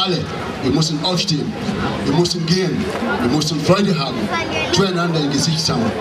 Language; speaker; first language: German; non-native, fluent; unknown